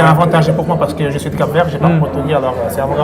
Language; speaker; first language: French; non-native, learner; Portuguese